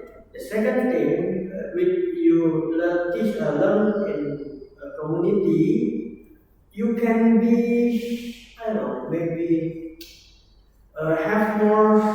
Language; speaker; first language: English; non-native, learner; Indonesian